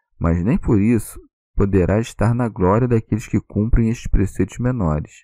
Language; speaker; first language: Portuguese; native; Portuguese